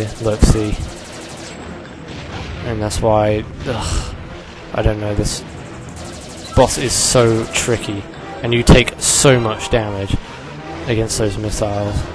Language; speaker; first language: English; native; English